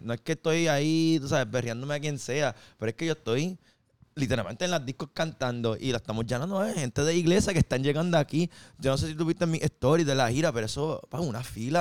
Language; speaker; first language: Spanish; early bilingual, heritage; Spanish